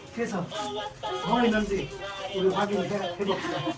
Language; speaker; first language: Korean; non-native, fluent; Nepali